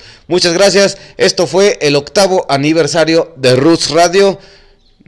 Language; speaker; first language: Spanish; native; Spanish